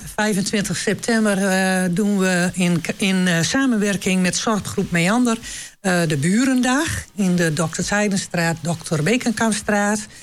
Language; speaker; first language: Dutch; native; Dutch